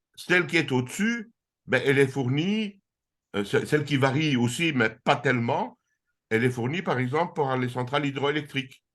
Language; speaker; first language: French; native; French